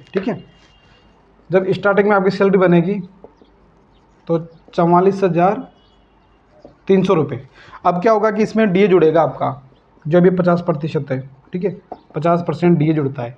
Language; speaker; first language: Hindi; native; Hindi